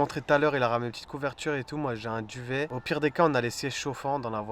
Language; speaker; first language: French; native; French